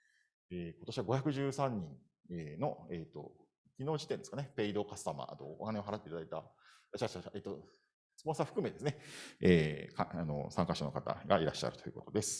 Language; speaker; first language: Japanese; native; Japanese